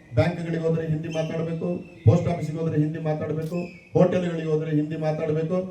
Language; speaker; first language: Kannada; non-native, local second language; Tulu